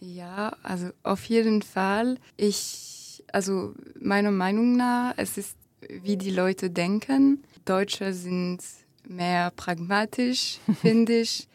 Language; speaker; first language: German; non-native, fluent; French